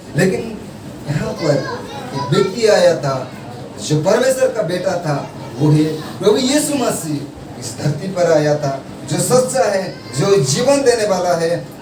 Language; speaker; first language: Hindi; non-native, local second language; Marathi